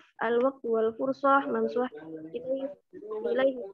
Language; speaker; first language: Arabic; non-native, learner; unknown